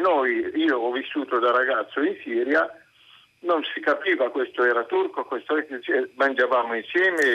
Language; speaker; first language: Italian; non-native, fluent; Arabic